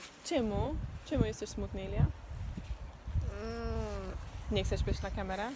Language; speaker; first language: Polish; non-native, fluent; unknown